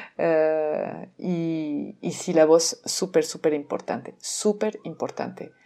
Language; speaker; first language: Spanish; non-native, fluent; French